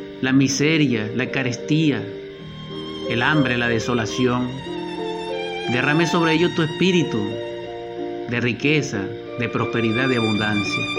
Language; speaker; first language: Spanish; native; Spanish